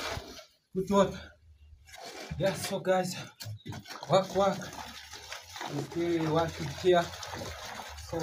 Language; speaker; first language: English; non-native, learner; Swahili